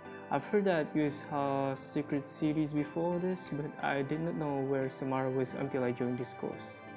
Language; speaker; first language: English; non-native, local second language; Malay